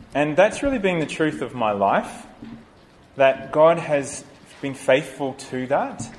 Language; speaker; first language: English; native; English